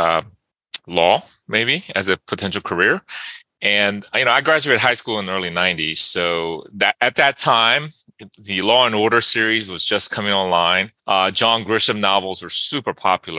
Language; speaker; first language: English; early bilingual, other home language; Korean